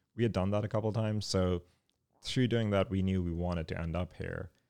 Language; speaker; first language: English; non-native, local second language; Urdu